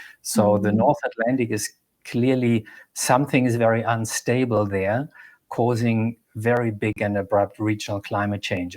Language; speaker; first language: English; non-native, fluent; German